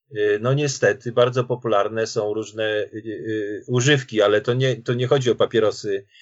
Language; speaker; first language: Polish; native; Polish